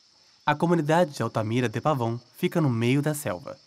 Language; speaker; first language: Portuguese; native; Portuguese